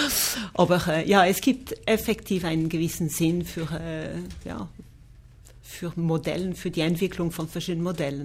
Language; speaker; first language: German; non-native, local second language; French